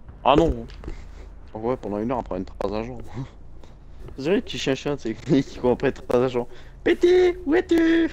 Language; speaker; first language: French; native; French